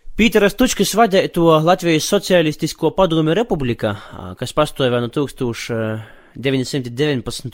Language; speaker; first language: Latvian; native; Latvian